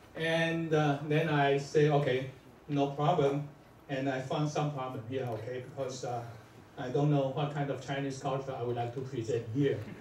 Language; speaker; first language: English; non-native, fluent; Chinese